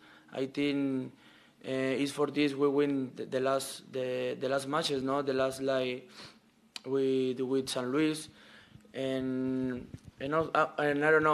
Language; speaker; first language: English; non-native, learner; Spanish